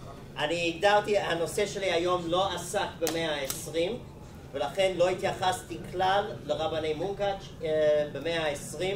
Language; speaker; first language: Hebrew; non-native, fluent; English